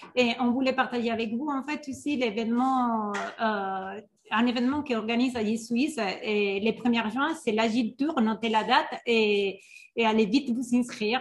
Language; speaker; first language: French; non-native, fluent; Spanish